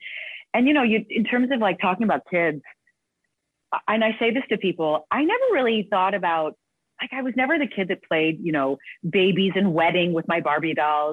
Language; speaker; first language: English; native; English